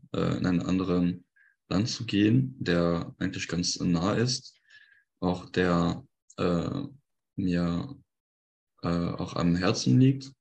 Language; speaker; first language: German; non-native, fluent; French